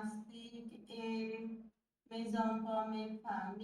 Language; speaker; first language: French; non-native, learner; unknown